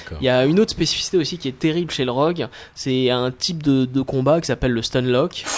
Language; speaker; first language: French; native; French